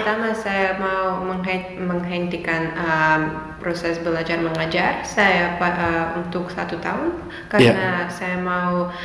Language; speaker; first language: Indonesian; non-native, fluent; Russian